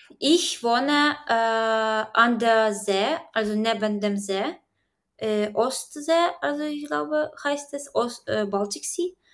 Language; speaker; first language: German; non-native, learner; Ukrainian